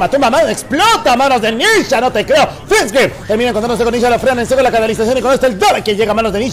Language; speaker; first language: Spanish; native; Spanish